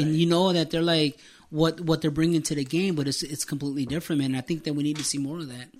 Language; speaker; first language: English; early bilingual, other home language; Spanish